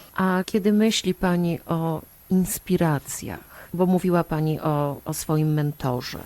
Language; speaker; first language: Polish; native; Polish